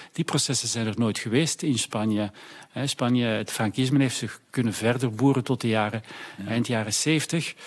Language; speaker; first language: Dutch; native; Dutch